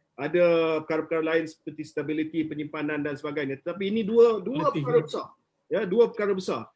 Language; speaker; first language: Malay; native; Malay